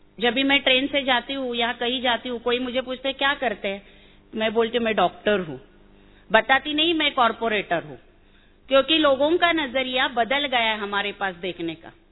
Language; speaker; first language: Hindi; non-native, local second language; Marathi